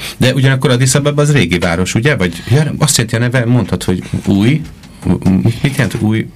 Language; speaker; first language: Hungarian; native; Hungarian